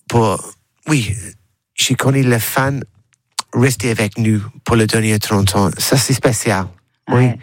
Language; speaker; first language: French; non-native, learner; English